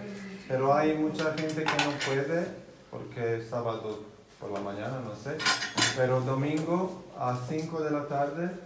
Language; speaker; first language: Spanish; non-native, fluent; Croatian